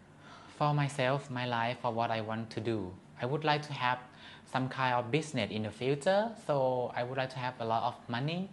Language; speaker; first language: English; non-native, learner; Thai